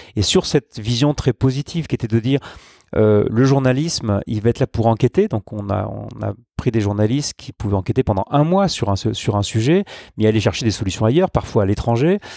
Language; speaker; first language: French; native; French